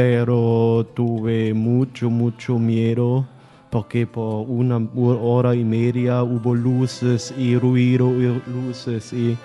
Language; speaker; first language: Spanish; non-native, learner; German